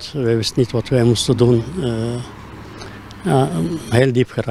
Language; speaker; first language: Dutch; non-native, fluent; Turkish